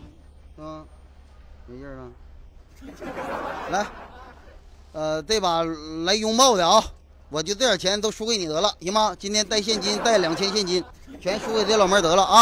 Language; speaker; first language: Chinese; native; Chinese